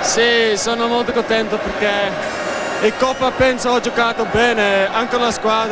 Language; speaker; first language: Italian; non-native, learner; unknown